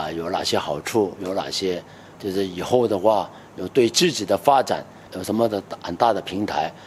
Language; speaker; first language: Chinese; native; Chinese